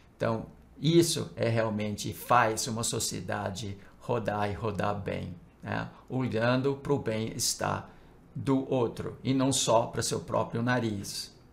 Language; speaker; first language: Portuguese; non-native, fluent; English